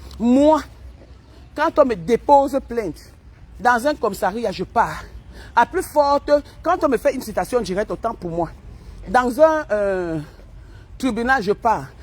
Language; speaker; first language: French; non-native, local second language; Basaa